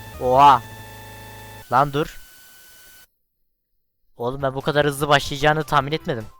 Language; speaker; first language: Turkish; native; Turkish